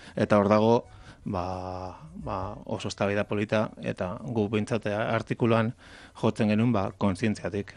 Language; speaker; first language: Basque; native; Basque